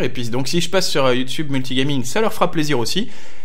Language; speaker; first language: French; native; French